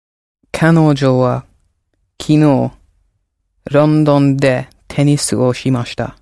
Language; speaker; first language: Japanese; non-native, learner; English